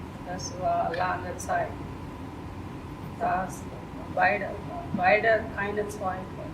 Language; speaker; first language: German; non-native, learner; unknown